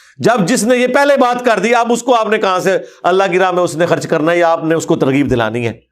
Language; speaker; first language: Urdu; non-native, local second language; Punjabi